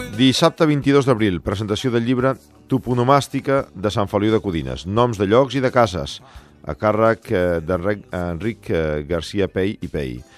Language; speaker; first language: Catalan; native; Catalan